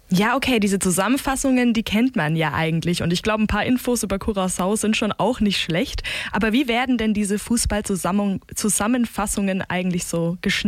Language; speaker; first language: German; native; German